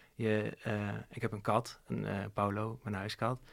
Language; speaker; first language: Dutch; native; Dutch